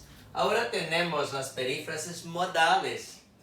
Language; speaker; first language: Spanish; non-native, fluent; Portuguese